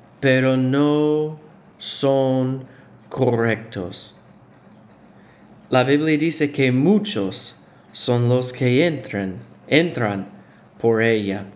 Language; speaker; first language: Spanish; non-native, fluent; English